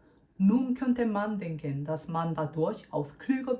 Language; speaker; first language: German; non-native, fluent; Korean